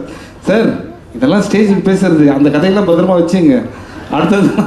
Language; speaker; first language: Tamil; native; Tamil